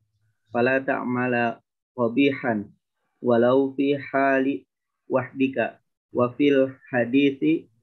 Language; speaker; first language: Arabic; non-native, learner; Indonesian